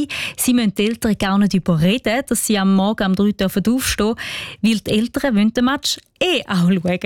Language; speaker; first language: German; native; German